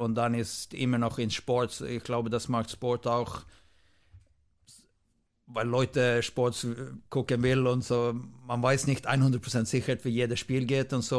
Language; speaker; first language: German; non-native, fluent; Swedish